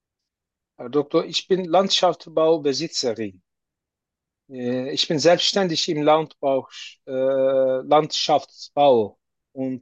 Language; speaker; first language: German; non-native, learner; Turkish